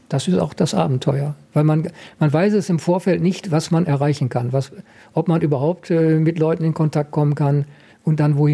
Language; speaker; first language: German; native; German